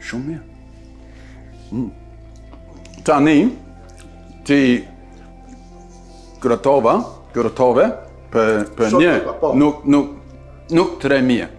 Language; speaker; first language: Albanian; non-native, learner; English